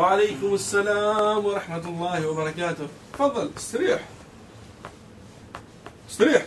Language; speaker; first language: Arabic; native; Arabic